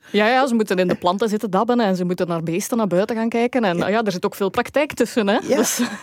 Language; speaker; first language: Dutch; native; Dutch